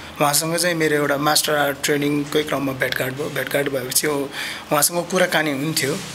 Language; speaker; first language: Nepali; non-native, local second language; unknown